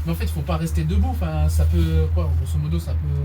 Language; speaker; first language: French; native; French